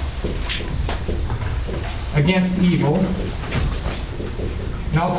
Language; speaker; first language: English; native; English